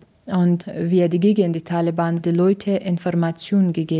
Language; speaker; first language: German; non-native, learner; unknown